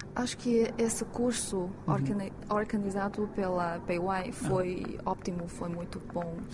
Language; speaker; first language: Portuguese; non-native, fluent; Chinese